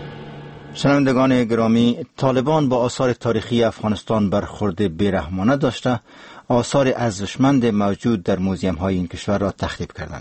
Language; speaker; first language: Persian; native; Persian